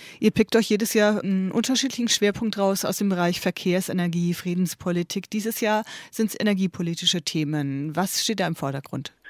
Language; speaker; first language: German; native; German